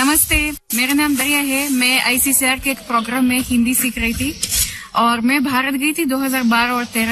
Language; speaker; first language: Hindi; non-native, fluent; Russian